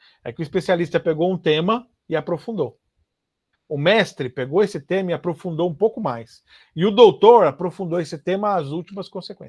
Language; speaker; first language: Portuguese; native; Portuguese